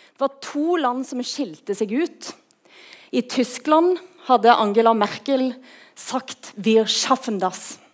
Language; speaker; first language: Norwegian; native; Norwegian